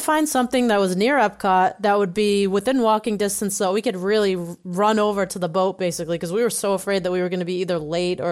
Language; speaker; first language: English; native; English